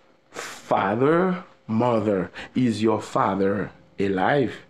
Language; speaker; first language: English; non-native, fluent; Haitian Creole